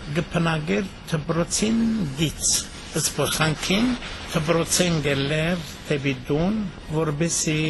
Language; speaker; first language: Armenian; early bilingual, heritage; Armenian